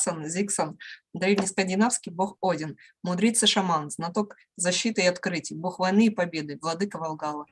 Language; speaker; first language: Russian; native; Russian